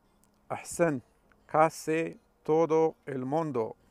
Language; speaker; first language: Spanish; non-native, fluent; Arabic